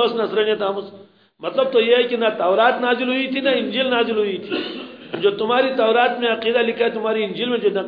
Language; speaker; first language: Urdu; native; Urdu